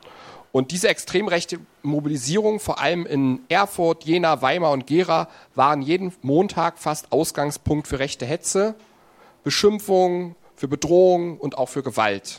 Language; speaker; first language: German; native; German